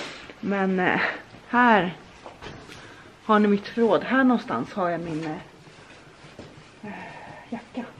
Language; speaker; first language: Swedish; native; Swedish